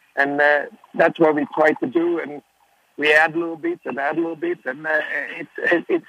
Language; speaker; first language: English; non-native, fluent; Swedish